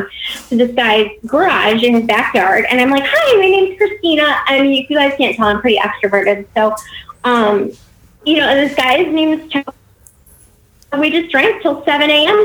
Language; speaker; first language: English; native; English